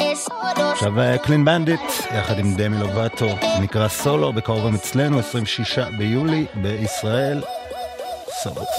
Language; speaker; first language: Hebrew; native; Hebrew